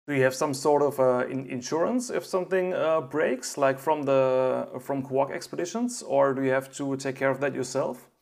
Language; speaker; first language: English; non-native, fluent; German